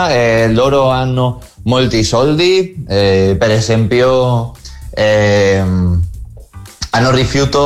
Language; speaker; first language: Italian; non-native, fluent; Spanish